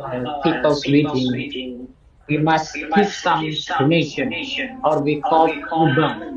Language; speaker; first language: English; non-native, learner; Javanese